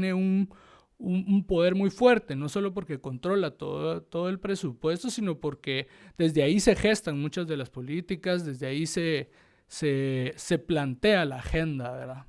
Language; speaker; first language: Spanish; native; Spanish